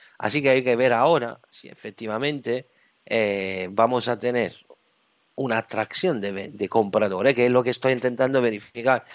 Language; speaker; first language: Spanish; non-native, fluent; Italian